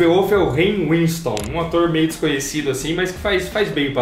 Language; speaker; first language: Portuguese; native; Portuguese